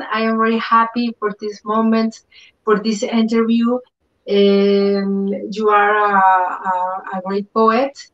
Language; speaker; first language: English; non-native, learner; Spanish